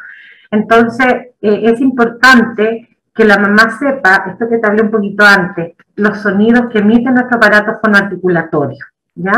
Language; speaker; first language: Spanish; native; Spanish